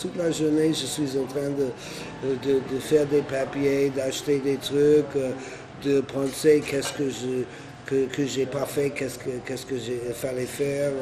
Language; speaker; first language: French; non-native, fluent; English